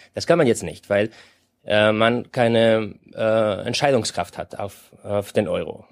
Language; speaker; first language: German; non-native, fluent; Spanish